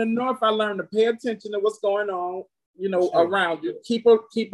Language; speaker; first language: English; native; English